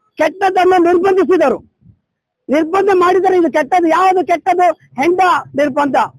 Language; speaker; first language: Kannada; non-native, local second language; Urdu